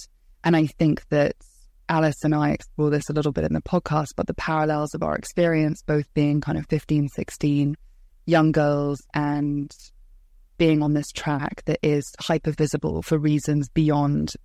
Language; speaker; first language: English; native; English